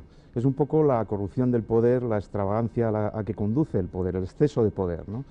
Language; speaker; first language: Spanish; native; Spanish